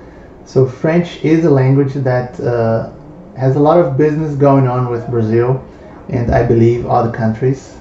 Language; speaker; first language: English; non-native, fluent; Portuguese